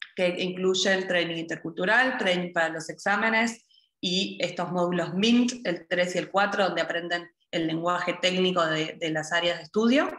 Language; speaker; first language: Spanish; native; Spanish